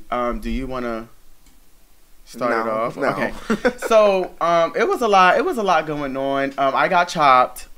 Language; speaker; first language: English; native; English